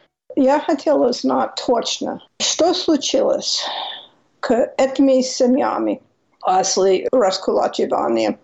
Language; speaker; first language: Russian; non-native, fluent; English